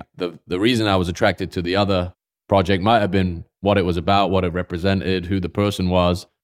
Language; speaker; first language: English; native; English